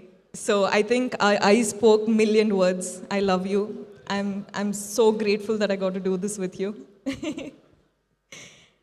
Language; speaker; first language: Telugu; non-native, fluent; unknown